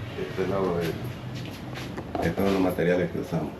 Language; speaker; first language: Spanish; native; Spanish